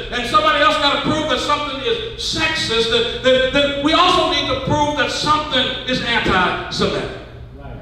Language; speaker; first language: English; native; English